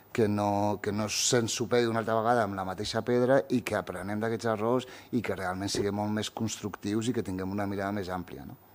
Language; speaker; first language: Catalan; early bilingual, other home language; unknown